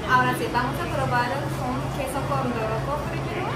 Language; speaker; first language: Spanish; non-native, learner; Japanese